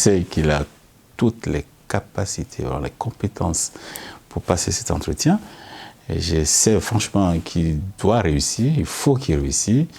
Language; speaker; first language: French; native; French